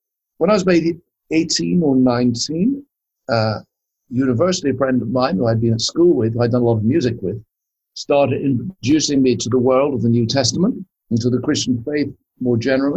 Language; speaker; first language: English; native; English